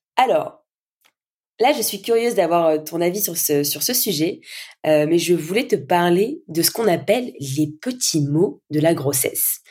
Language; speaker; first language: French; native; French